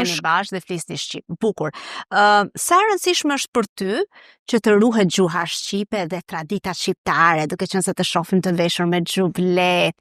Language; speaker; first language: Albanian; native; Albanian